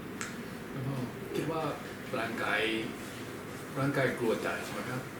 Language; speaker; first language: Thai; non-native, learner; English